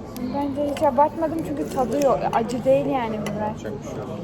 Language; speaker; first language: Turkish; early bilingual, heritage; Turkish